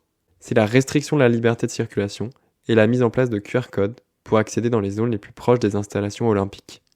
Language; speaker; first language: French; native; French